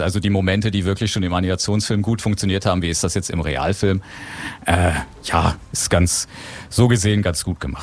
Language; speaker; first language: German; native; German